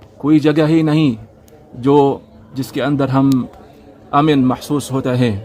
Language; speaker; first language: Urdu; non-native, learner; Arabic